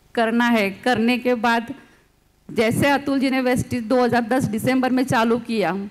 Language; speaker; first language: Hindi; non-native, local second language; Gujarati